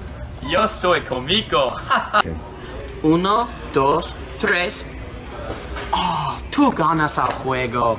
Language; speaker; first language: Spanish; non-native, learner; English